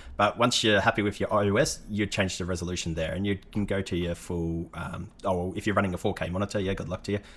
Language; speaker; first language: English; native; English